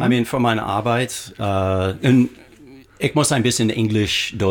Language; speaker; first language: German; non-native, learner; English